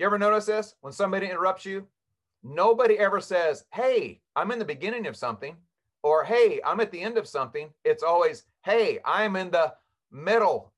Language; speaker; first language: English; native; English